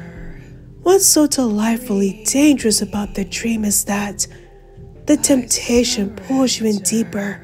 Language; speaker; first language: English; native; English